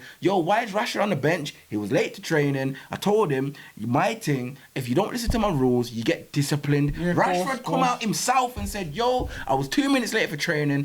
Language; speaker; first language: English; native; English